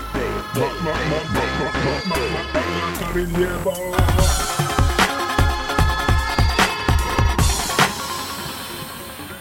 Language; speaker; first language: English; non-native, local second language; Filipino